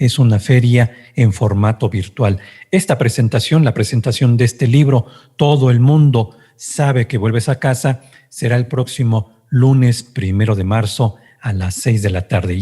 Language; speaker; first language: Spanish; native; Spanish